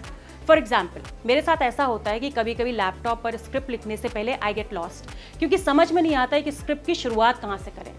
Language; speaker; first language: Hindi; native; Hindi